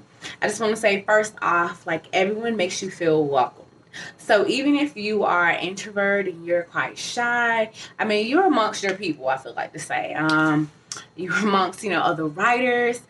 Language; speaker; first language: English; native; English